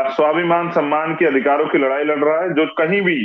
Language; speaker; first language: Hindi; native; Hindi